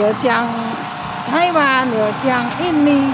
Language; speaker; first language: Chinese; non-native, fluent; Indonesian